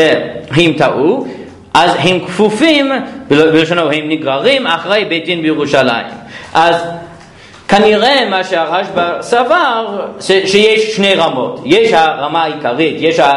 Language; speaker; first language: Hebrew; non-native, fluent; English